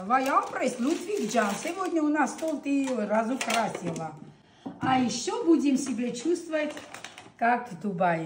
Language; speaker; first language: Russian; non-native, local second language; Armenian